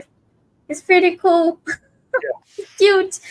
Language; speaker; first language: English; non-native, fluent; Portuguese